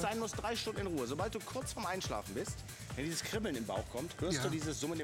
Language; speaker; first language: German; native; German